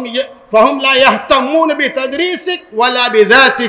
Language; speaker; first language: Arabic; non-native, fluent; Urdu